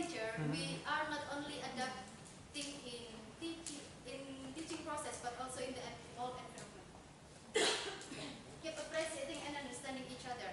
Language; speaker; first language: English; non-native, fluent; Indonesian